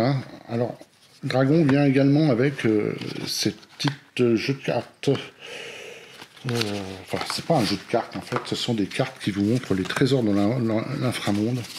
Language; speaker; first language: French; native; French